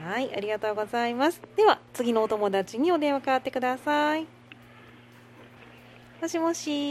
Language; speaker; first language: Japanese; native; Japanese